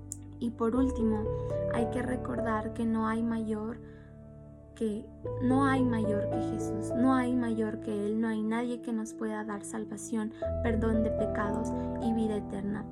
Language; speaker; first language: Spanish; native; Spanish